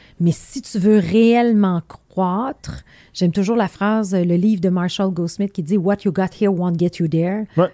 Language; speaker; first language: French; native; French